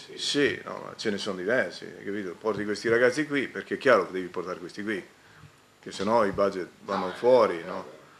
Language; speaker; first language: Italian; native; Italian